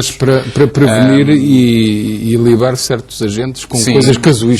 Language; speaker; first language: Portuguese; native; Portuguese